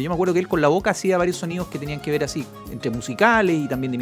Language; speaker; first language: Spanish; native; Spanish